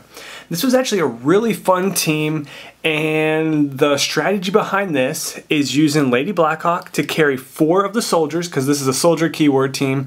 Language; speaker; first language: English; native; English